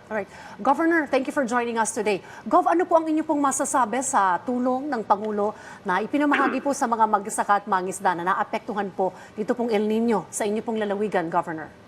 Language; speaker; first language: Filipino; native; Filipino